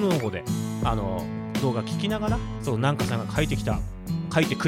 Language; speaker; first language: Japanese; native; Japanese